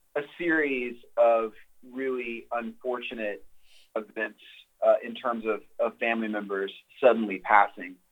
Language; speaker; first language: English; native; English